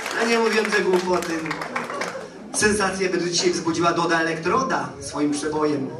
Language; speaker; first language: Polish; native; Polish